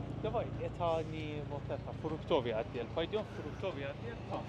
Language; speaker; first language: Russian; non-native, fluent; Persian